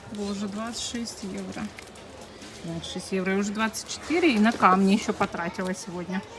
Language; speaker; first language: Russian; native; Russian